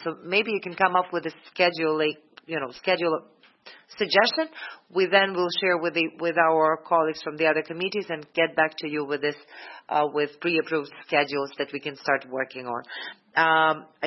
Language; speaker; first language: English; non-native, fluent; Ukrainian